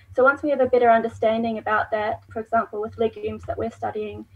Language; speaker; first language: English; native; English